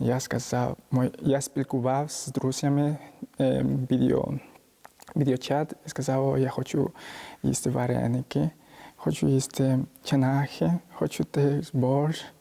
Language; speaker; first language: Ukrainian; non-native, learner; Spanish